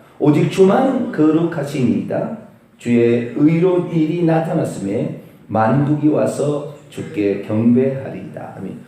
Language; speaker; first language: Korean; native; Korean